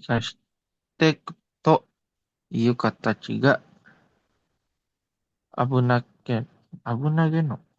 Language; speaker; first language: Japanese; non-native, learner; Indonesian